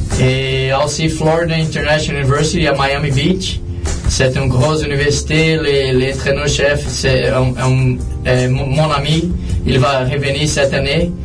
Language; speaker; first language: French; non-native, learner; Portuguese